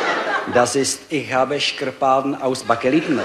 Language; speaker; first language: German; non-native, learner; Czech